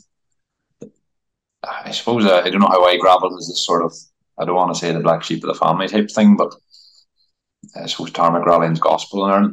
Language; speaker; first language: English; native; English